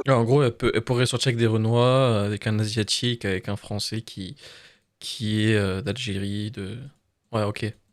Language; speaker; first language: French; native; French